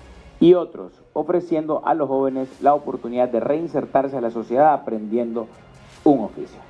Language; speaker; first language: Spanish; native; Spanish